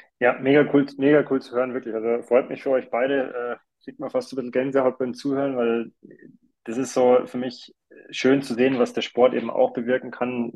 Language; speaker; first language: German; native; German